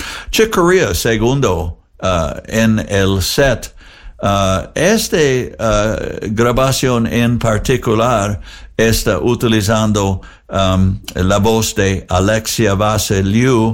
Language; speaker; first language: Spanish; non-native, learner; English